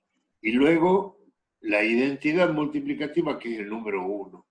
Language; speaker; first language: Spanish; native; Spanish